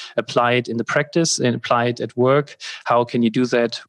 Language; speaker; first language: English; non-native, fluent; German